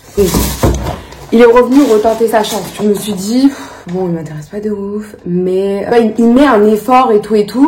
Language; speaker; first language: French; native; French